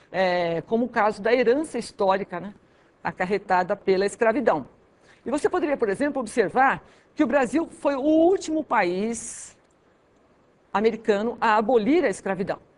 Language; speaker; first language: Portuguese; native; Portuguese